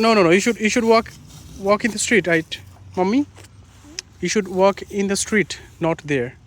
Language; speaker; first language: English; non-native, local second language; Bangla